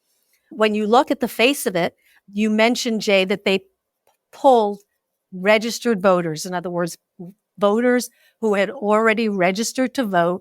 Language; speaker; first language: English; native; English